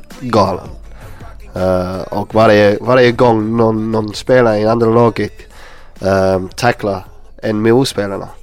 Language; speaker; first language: Swedish; non-native, learner; English